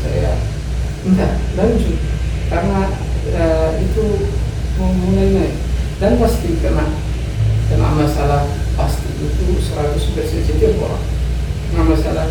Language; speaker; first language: Indonesian; non-native, learner; Arabic